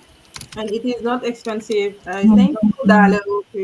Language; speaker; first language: English; non-native, learner; French